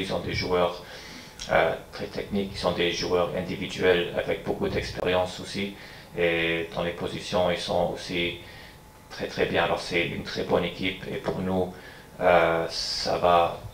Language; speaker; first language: French; non-native, fluent; English